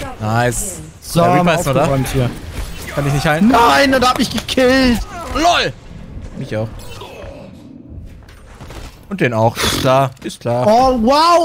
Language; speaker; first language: German; native; German